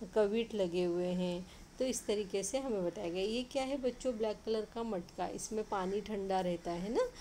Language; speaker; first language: Hindi; non-native, local second language; Marathi